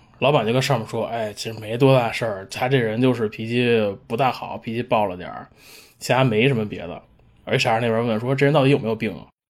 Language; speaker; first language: Chinese; native; Chinese